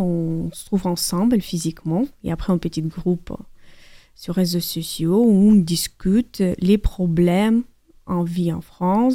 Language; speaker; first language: French; non-native, learner; Ukrainian